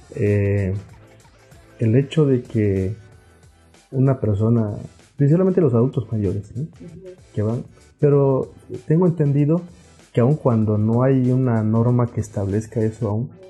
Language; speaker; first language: Spanish; non-native, local second language; Zapotec